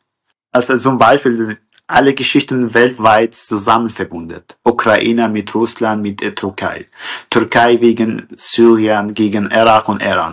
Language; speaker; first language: German; non-native, learner; Kurdish